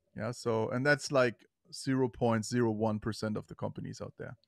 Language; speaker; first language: English; non-native, fluent; German